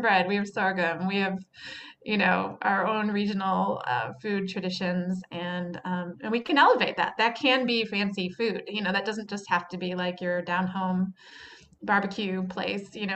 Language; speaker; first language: English; native; English